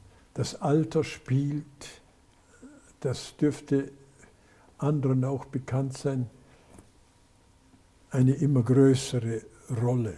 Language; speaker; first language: German; native; German